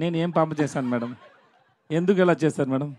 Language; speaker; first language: Telugu; non-native, learner; Tamil